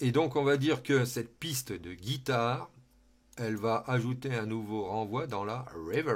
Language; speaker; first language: French; native; French